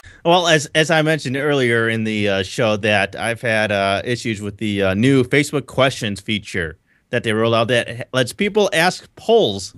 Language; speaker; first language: English; native; English